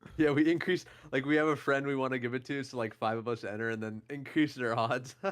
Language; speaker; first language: English; native; English